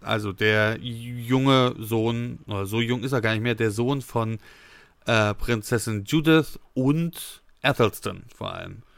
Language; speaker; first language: German; native; German